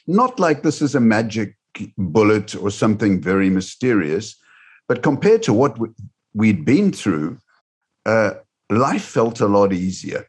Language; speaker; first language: English; native; English